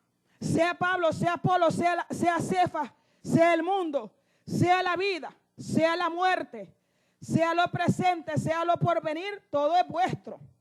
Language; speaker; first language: Spanish; native; Spanish